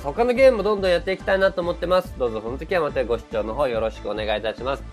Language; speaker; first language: Japanese; native; Japanese